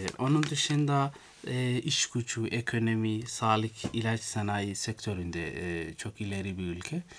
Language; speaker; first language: Turkish; non-native, fluent; Somali